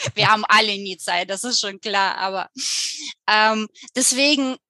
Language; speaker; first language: German; non-native, fluent; Ukrainian